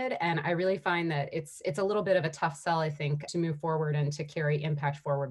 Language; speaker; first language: English; native; English